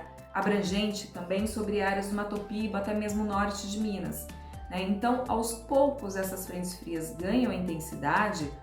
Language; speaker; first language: Portuguese; native; Portuguese